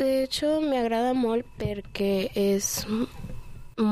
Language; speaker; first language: Catalan; non-native, learner; Spanish